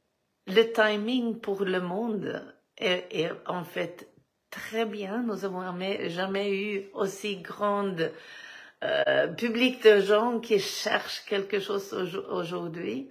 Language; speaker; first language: French; non-native, fluent; Swedish